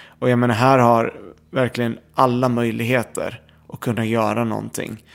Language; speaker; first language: Swedish; early bilingual, other home language; Arabic